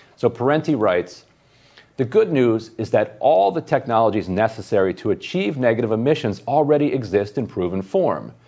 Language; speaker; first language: English; native; English